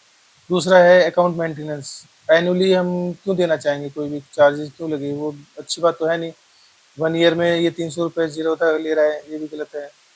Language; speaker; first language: Hindi; native; Hindi